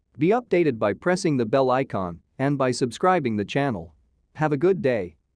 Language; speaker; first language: English; non-native, local second language; Urdu